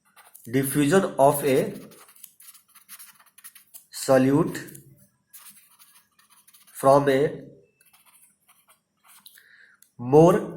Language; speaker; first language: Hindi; native; Hindi